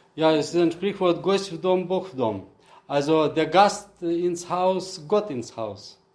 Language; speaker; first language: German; early bilingual, heritage; German